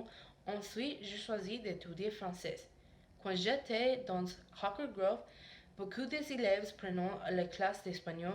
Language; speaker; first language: French; non-native, learner; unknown